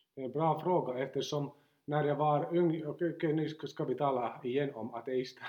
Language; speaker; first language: Swedish; non-native, local second language; Finnish